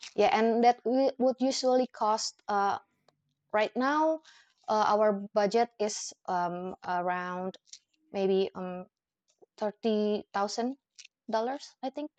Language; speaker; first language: English; non-native, fluent; Indonesian